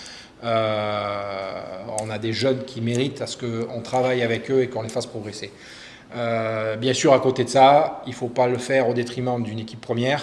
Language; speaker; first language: French; native; French